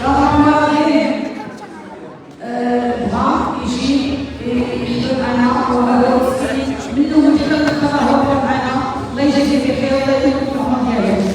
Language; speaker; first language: Arabic; native; Arabic